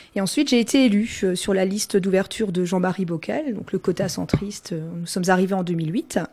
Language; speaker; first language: French; non-native, local second language; Swiss German